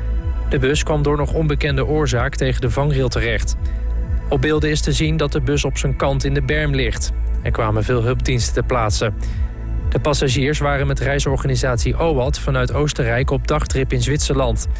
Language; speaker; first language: Dutch; native; Dutch